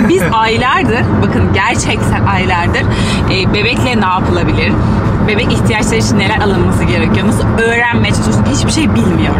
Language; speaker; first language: Turkish; native; Turkish